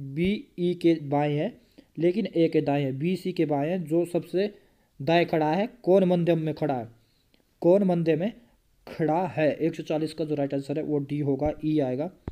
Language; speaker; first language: Hindi; native; Hindi